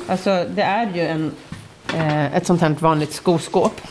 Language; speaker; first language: Swedish; non-native, fluent; English